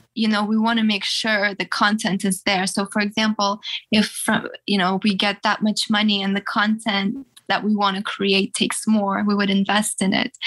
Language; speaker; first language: English; early bilingual, other home language; Russian